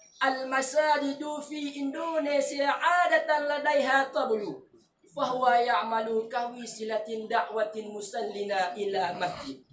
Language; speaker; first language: Arabic; non-native, learner; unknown